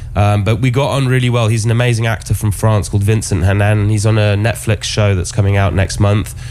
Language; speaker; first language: English; native; English